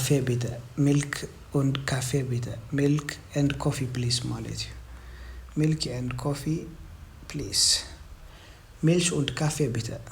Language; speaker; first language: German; non-native, fluent; Tigrinya